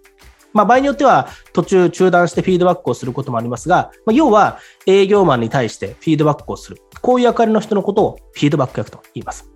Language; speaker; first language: Japanese; native; Japanese